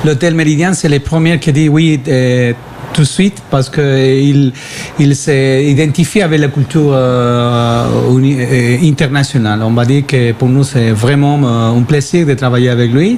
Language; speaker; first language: French; non-native, fluent; Spanish